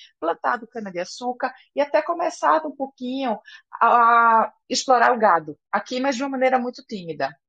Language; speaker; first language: Portuguese; native; Portuguese